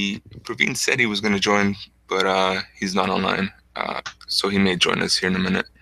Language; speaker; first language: English; native; English